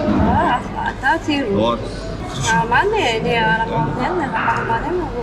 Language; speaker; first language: Russian; non-native, local second language; Uzbek